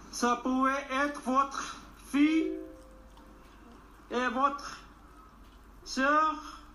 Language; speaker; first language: French; non-native, learner; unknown